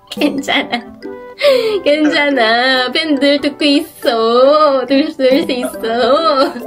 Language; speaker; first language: Korean; non-native, learner; Filipino